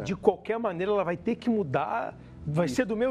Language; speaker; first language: Portuguese; native; Portuguese